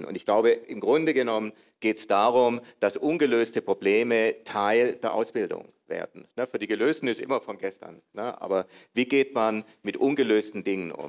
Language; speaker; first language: German; native; German